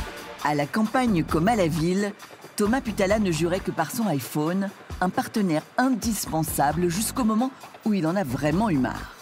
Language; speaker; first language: French; native; French